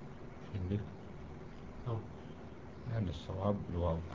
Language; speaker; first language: Arabic; native; Arabic